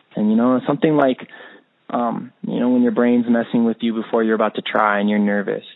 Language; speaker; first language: English; native; English